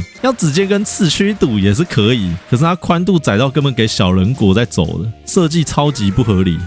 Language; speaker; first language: Chinese; native; Chinese